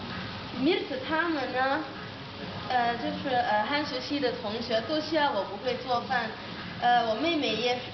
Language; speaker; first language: Chinese; non-native, learner; Dutch